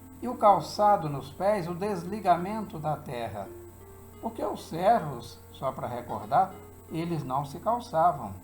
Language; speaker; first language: Portuguese; native; Portuguese